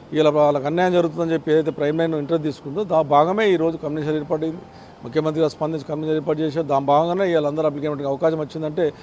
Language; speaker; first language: Telugu; native; Telugu